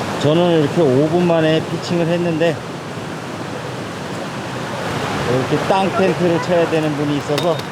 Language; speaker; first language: Korean; native; Korean